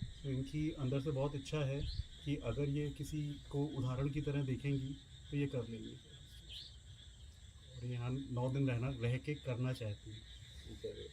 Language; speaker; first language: Hindi; native; Hindi